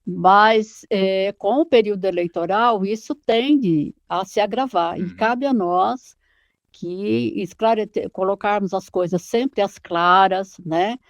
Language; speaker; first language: Portuguese; native; Portuguese